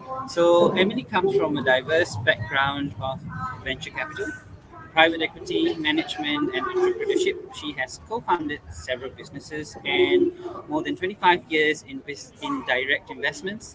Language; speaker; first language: English; non-native, local second language; Malay